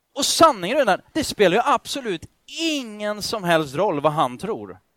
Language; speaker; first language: Swedish; native; Swedish